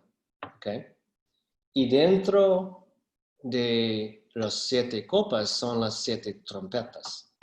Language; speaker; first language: Spanish; non-native, fluent; English